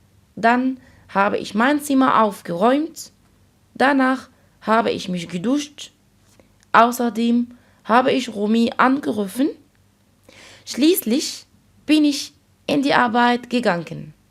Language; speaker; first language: German; non-native, fluent; Arabic